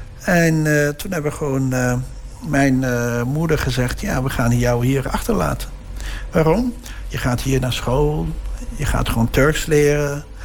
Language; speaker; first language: Dutch; early bilingual, other home language; Turkish